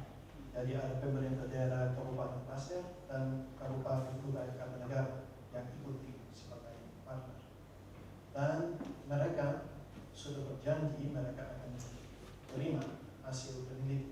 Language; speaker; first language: Indonesian; non-native, fluent; Dutch